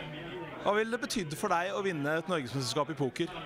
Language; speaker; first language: Norwegian; native; Norwegian